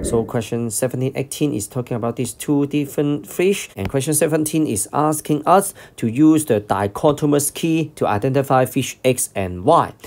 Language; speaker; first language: English; non-native, local second language; Cantonese